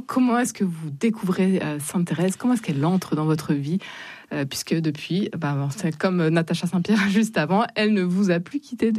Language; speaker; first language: French; native; French